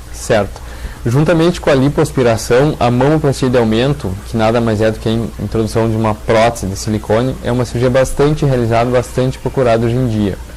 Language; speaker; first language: Portuguese; native; Portuguese